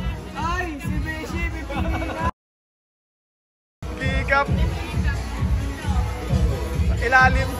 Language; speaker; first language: Filipino; native; Filipino